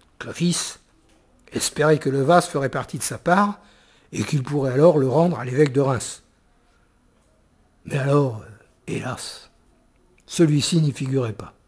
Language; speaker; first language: French; native; French